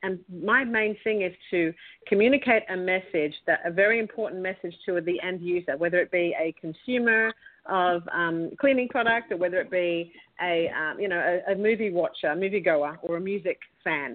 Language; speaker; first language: English; native; English